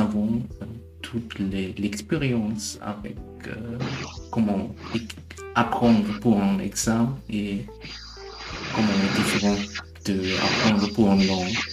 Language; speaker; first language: French; non-native, learner; German